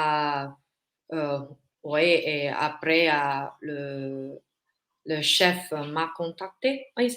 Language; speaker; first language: French; non-native, learner; Filipino